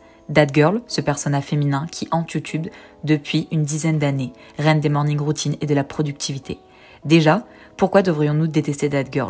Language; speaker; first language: French; native; French